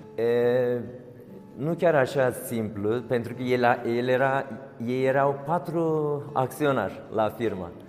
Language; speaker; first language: Romanian; non-native, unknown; Turkish